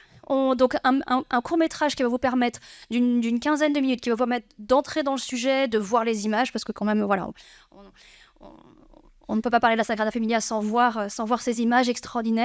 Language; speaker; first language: French; native; French